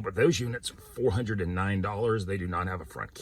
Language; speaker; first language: English; native; English